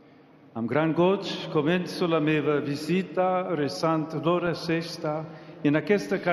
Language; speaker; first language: Catalan; non-native, learner; English